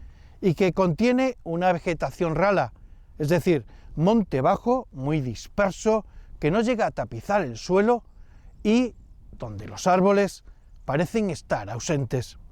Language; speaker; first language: Spanish; native; Spanish